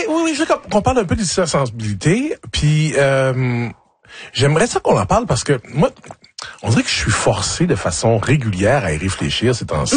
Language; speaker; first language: French; native; French